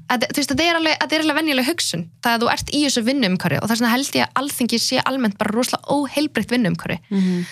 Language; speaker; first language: Icelandic; early bilingual, other home language; Central Kurdish